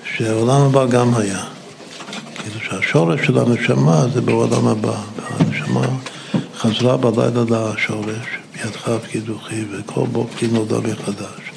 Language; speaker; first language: Hebrew; non-native, fluent; English